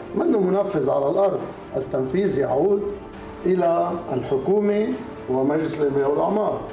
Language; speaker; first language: Arabic; native; Arabic